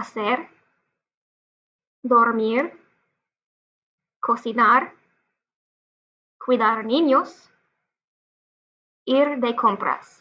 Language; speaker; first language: Spanish; non-native, fluent; English